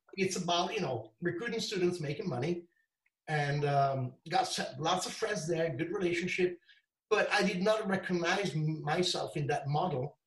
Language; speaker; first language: English; non-native, fluent; Italian